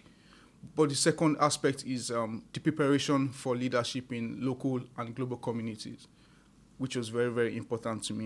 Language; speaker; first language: English; non-native, local second language; Yoruba